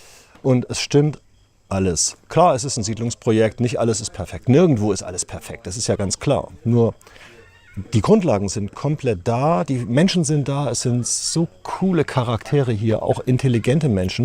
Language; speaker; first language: German; native; German